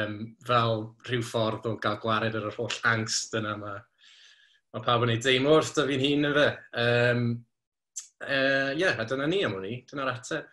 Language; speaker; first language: Welsh; native; Welsh